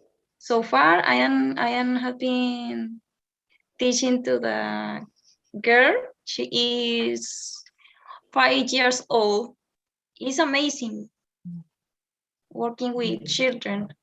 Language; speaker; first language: English; non-native, learner; Spanish